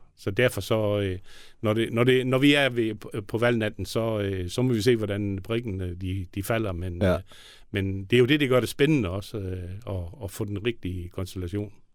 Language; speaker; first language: Danish; native; Danish